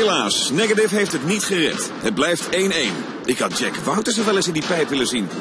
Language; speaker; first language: Dutch; native; Dutch